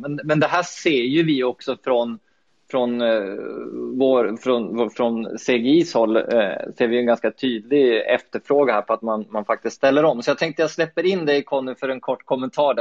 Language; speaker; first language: Swedish; native; Swedish